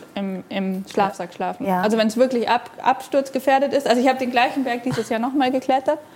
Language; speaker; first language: German; native; German